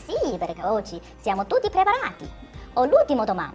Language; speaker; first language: Italian; non-native, fluent; Chinese